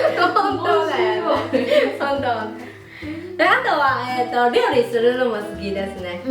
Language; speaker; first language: Japanese; non-native, fluent; Chinese